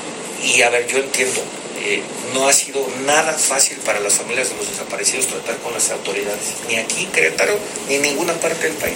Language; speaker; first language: Spanish; native; Spanish